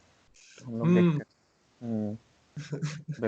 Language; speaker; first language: Hindi; native; Hindi